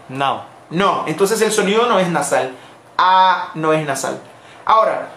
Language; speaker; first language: Spanish; non-native, fluent; Portuguese